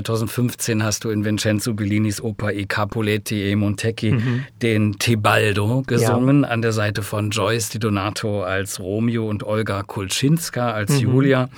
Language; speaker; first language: German; native; German